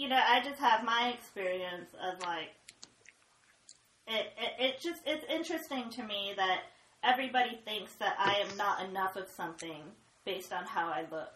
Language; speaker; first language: English; native; English